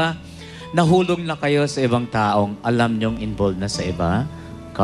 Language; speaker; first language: Filipino; native; Filipino